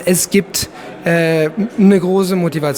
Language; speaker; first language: German; non-native, fluent; Italian